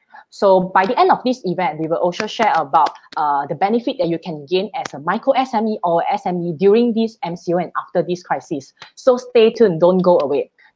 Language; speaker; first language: English; non-native, local second language; Chinese